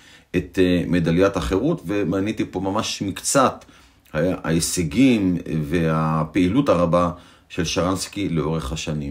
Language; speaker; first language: Hebrew; native; Hebrew